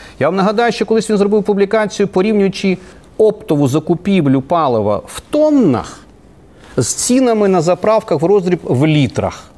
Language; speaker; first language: Ukrainian; native; Ukrainian